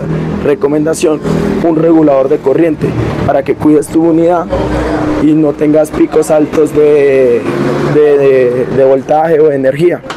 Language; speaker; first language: Spanish; native; Spanish